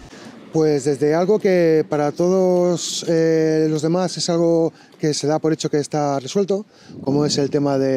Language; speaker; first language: Spanish; native; Spanish